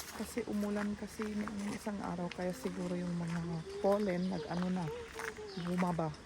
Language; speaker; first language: Filipino; non-native, fluent; German